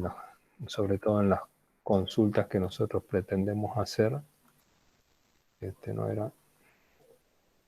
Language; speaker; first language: Spanish; native; Spanish